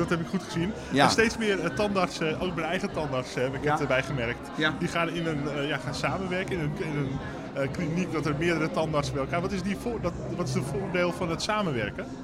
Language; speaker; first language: Dutch; native; Dutch